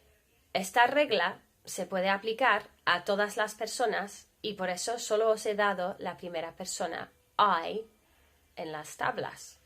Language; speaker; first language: Spanish; non-native, fluent; English